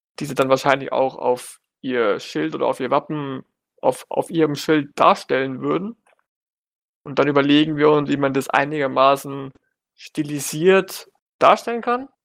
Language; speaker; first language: German; native; German